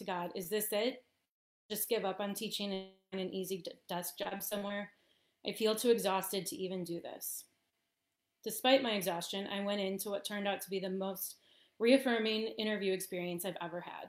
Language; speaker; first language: English; native; English